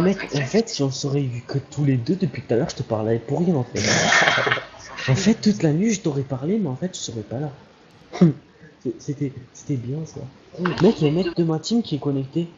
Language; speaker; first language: French; native; French